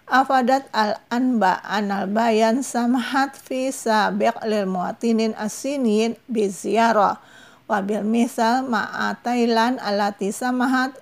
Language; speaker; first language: Arabic; non-native, fluent; Indonesian